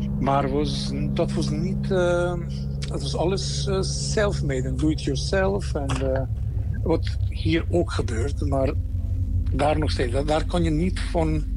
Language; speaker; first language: Dutch; non-native, fluent; Serbian